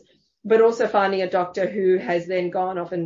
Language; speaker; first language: English; native; English